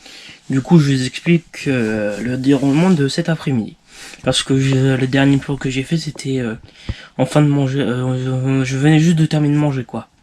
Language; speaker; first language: French; native; French